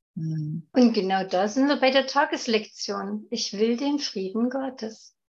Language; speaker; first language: German; non-native, fluent; Georgian